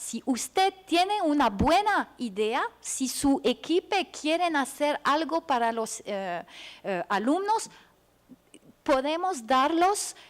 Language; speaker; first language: Spanish; non-native, fluent; French